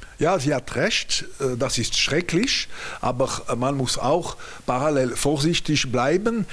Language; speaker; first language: German; non-native, local second language; French